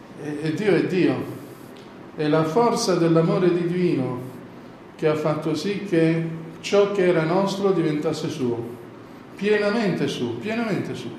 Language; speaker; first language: Italian; native; Italian